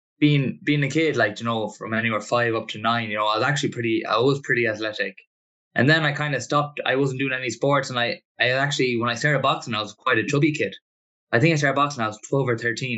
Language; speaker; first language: English; native; English